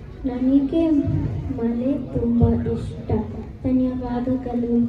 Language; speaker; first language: Kannada; early bilingual, heritage; Kannada